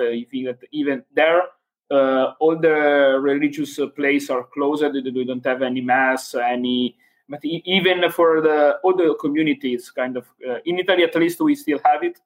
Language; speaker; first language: English; non-native, fluent; Italian